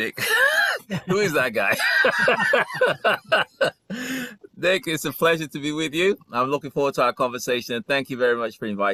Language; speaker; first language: English; native; English